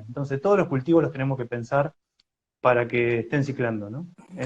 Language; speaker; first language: Spanish; native; Spanish